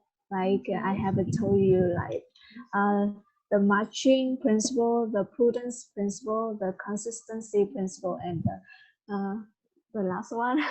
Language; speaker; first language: English; non-native, learner; Vietnamese